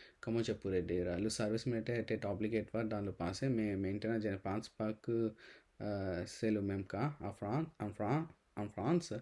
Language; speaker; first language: French; non-native, learner; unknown